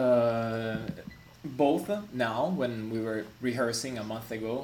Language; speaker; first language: English; non-native, fluent; Italian